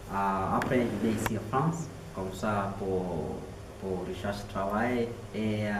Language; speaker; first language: French; non-native, learner; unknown